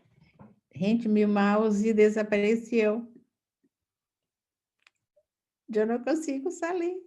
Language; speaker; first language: Portuguese; non-native, fluent; Spanish